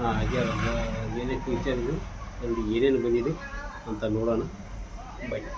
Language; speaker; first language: Kannada; native; Kannada